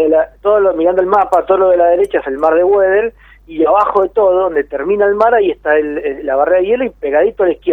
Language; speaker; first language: Spanish; native; Spanish